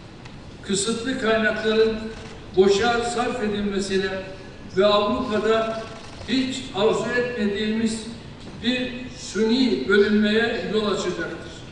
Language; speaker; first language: Turkish; native; Turkish